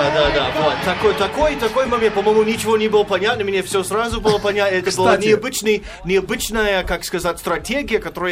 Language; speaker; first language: Russian; non-native, fluent; English